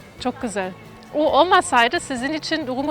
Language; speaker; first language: Turkish; non-native, fluent; German